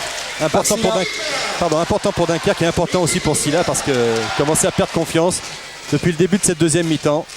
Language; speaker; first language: French; native; French